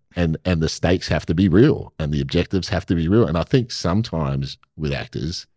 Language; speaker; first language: English; native; English